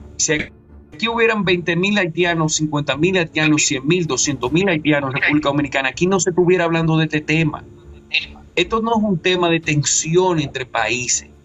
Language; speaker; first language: Spanish; native; Spanish